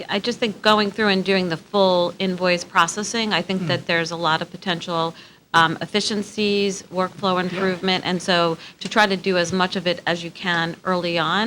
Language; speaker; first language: English; native; English